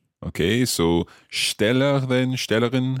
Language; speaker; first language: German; non-native, fluent; English